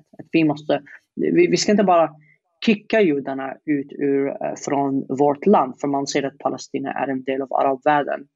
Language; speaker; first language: Swedish; non-native, fluent; Arabic